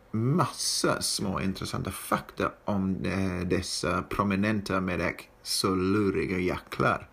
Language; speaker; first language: Swedish; non-native, fluent; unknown